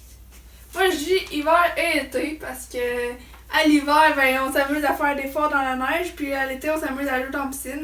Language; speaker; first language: French; native; French